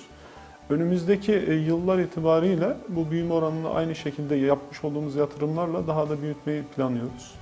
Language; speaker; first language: Turkish; native; Turkish